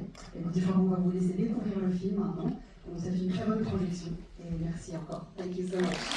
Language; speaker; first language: French; native; French